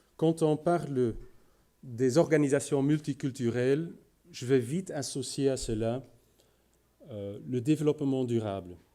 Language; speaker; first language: French; non-native, local second language; Dutch